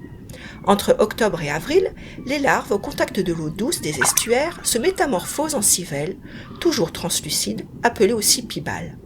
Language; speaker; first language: French; native; French